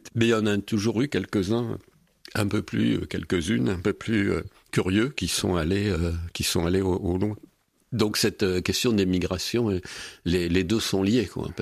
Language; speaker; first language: French; native; French